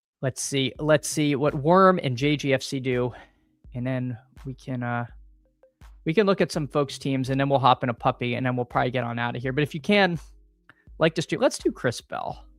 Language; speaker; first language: English; native; English